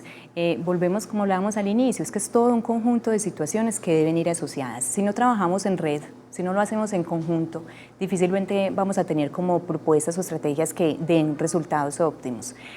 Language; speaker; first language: Spanish; native; Spanish